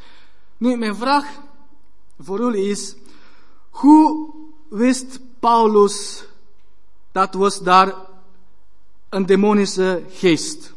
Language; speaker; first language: Dutch; non-native, fluent; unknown